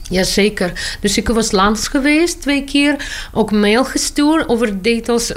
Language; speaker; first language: Dutch; non-native, learner; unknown